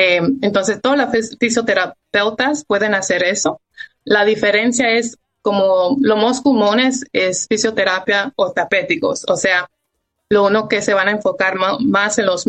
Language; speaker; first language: Spanish; early bilingual, heritage; Spanish